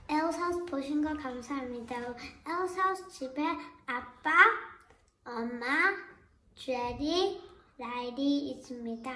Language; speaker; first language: Korean; early bilingual, heritage; Korean